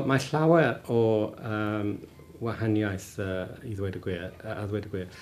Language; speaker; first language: Welsh; non-native, local second language; English